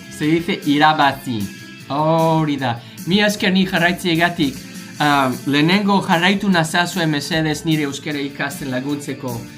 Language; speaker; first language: Basque; non-native, learner; English